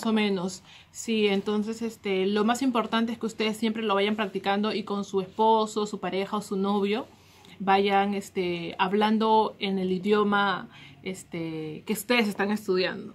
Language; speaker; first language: Spanish; native; Spanish